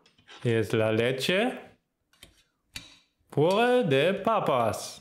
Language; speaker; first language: Spanish; non-native, learner; German